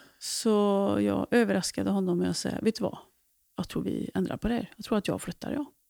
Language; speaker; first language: Swedish; native; Swedish